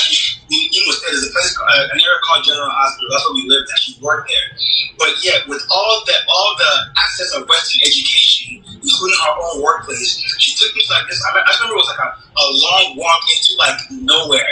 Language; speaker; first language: English; early bilingual, other home language; Igbo